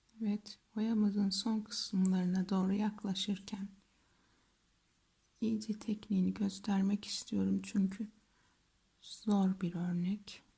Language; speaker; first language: Turkish; native; Turkish